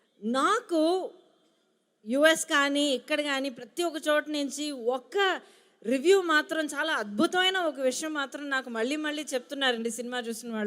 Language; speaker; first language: Telugu; native; Telugu